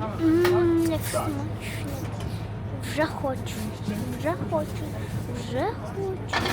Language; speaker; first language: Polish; non-native, learner; Ukrainian